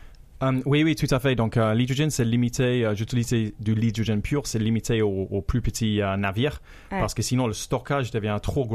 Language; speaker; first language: French; non-native, fluent; English